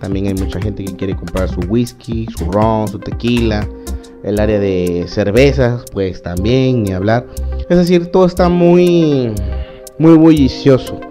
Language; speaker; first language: Spanish; native; Spanish